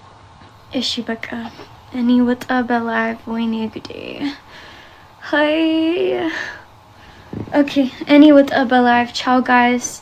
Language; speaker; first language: Amharic; early bilingual, heritage; Amharic